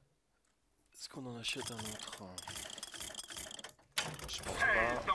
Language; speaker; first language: French; native; French